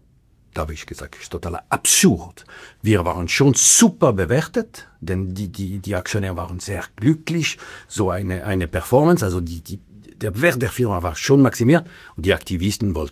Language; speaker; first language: German; non-native, local second language; French